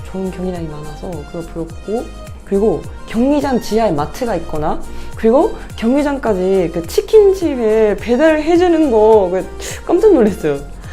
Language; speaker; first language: Korean; non-native, fluent; Japanese